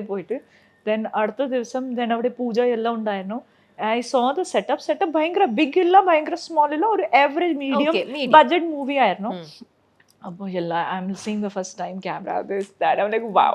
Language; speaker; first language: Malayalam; non-native, local second language; Punjabi